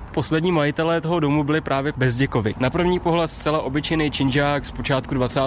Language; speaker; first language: Czech; native; Czech